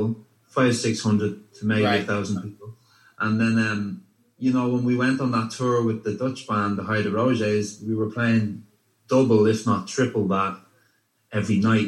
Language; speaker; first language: English; native; English